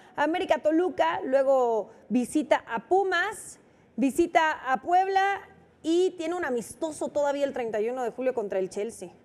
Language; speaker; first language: Spanish; native; Spanish